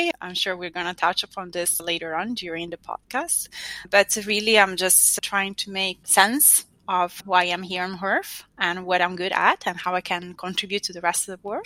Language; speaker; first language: English; non-native, fluent; Italian